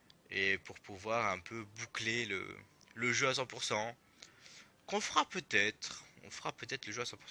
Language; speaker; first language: French; native; French